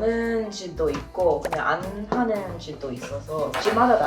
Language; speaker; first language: Korean; non-native, fluent; English